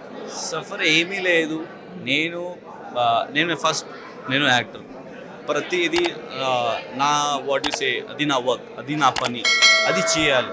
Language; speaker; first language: Telugu; non-native, learner; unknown